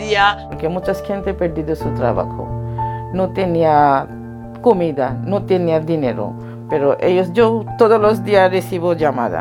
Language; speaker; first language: Spanish; non-native, learner; Bangla